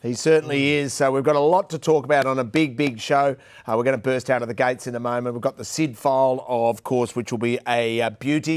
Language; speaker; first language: English; native; English